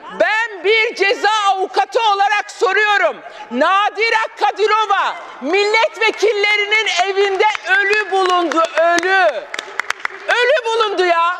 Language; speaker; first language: Turkish; non-native, local second language; Kurdish